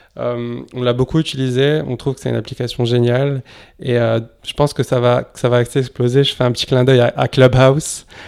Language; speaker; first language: French; non-native, local second language; Arabic